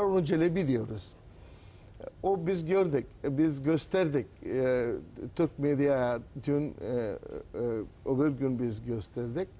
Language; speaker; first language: Turkish; non-native, learner; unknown